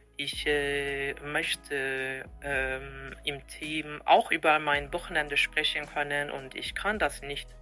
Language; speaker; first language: German; non-native, fluent; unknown